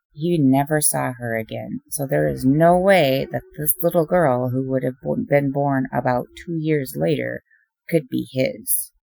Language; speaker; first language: English; native; English